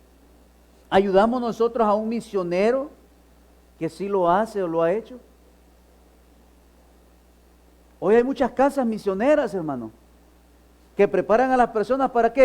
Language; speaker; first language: Spanish; native; Spanish